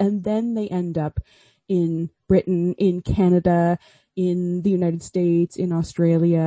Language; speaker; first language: English; native; English